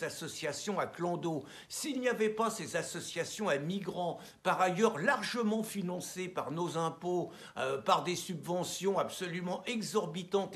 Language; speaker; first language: French; native; French